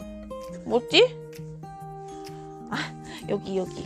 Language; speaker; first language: Korean; non-native, fluent; Thai